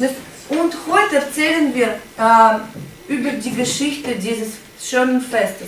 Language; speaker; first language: German; non-native, fluent; Russian